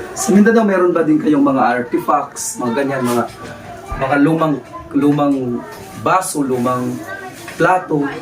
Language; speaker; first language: Filipino; non-native, local second language; Cebuano